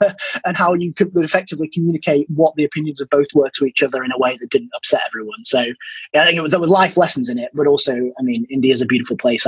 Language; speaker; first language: English; native; English